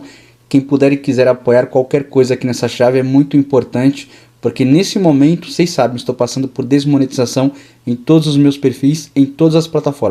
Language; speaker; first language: Portuguese; native; Portuguese